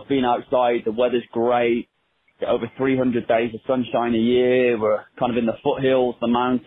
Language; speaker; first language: English; native; English